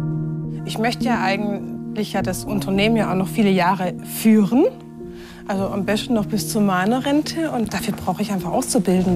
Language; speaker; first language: German; native; German